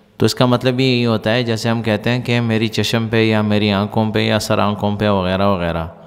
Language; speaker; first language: Urdu; non-native, local second language; Pashto